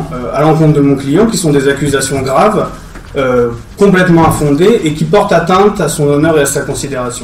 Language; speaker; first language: French; native; French